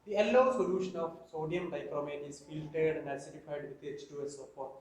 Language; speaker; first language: English; non-native, local second language; Malayalam